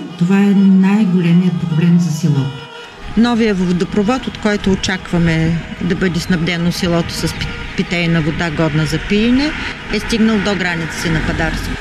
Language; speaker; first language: Bulgarian; native; Bulgarian